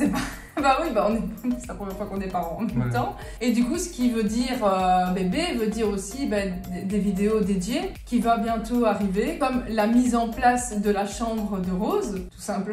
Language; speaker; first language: French; native; French